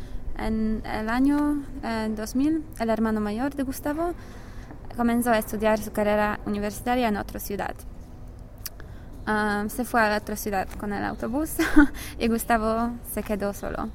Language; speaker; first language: Spanish; non-native, learner; English